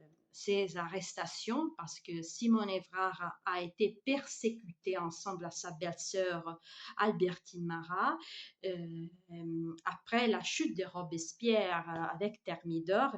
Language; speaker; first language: French; non-native, fluent; Italian